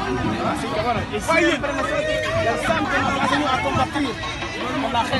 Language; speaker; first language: Spanish; non-native, fluent; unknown